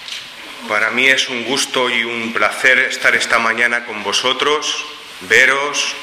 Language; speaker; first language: Spanish; native; Spanish